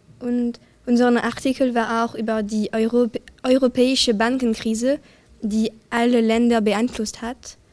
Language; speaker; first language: German; non-native, learner; French